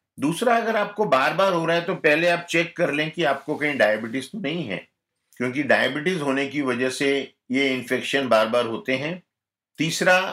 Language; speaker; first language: Hindi; non-native, local second language; Gujarati